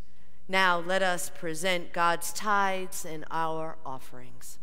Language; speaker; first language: English; native; English